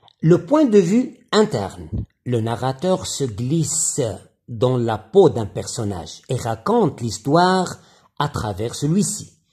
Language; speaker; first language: French; non-native, local second language; Arabic